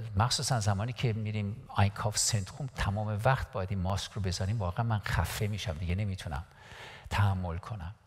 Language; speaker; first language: Persian; non-native, local second language; Armenian